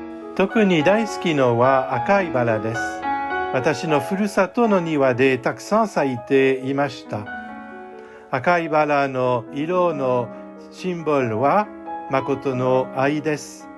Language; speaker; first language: Japanese; non-native, learner; French